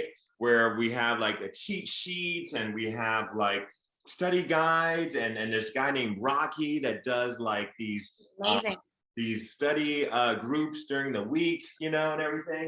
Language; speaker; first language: English; native; English